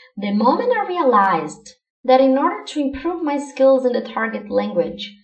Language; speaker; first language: English; non-native, fluent; Portuguese